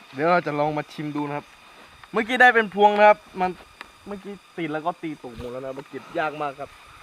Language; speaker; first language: Thai; non-native, local second language; Akha